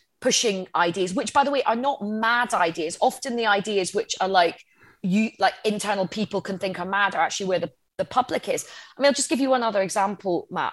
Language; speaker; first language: English; native; English